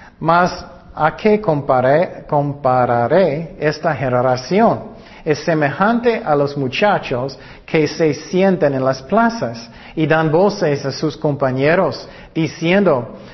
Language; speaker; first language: Spanish; non-native, learner; English